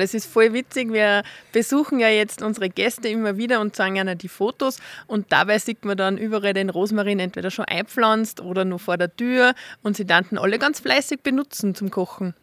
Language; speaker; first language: German; native; German